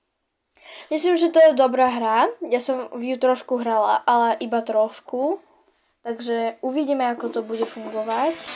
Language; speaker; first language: Slovak; non-native, learner; Ukrainian